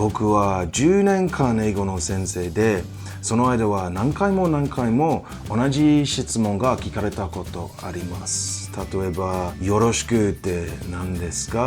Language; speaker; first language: Japanese; non-native, fluent; English